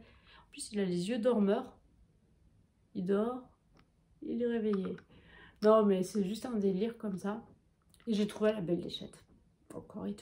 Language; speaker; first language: French; native; French